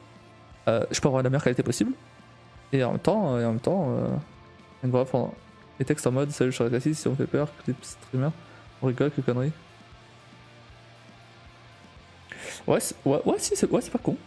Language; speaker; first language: French; native; French